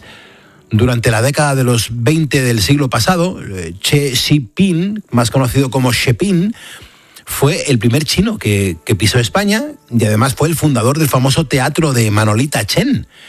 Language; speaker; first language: Spanish; native; Spanish